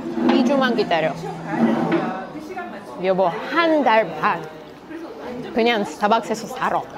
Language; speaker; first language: Korean; non-native, learner; Russian